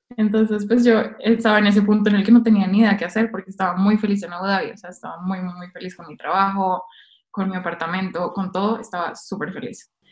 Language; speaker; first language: Spanish; native; Spanish